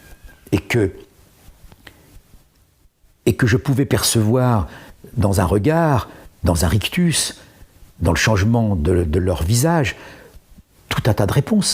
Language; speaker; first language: French; native; French